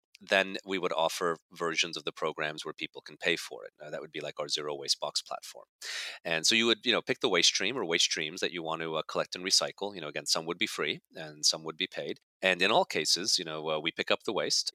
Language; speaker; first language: English; native; English